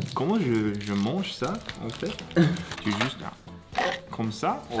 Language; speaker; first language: French; non-native, learner; English